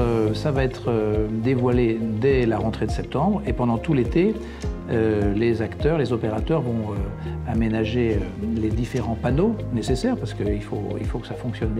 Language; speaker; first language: French; native; French